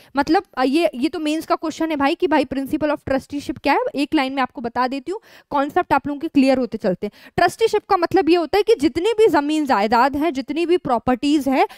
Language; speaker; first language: Hindi; native; Hindi